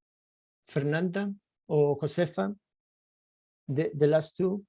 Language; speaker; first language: English; non-native, fluent; Spanish